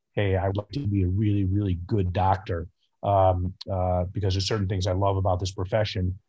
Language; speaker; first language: English; native; English